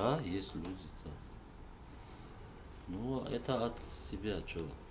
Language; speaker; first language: Russian; non-native, local second language; Uzbek